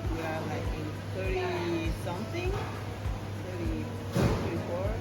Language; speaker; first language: English; non-native, learner; Spanish